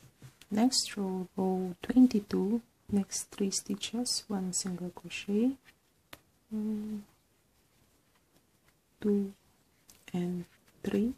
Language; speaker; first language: English; non-native, fluent; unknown